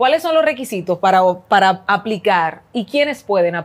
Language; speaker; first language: Spanish; native; Spanish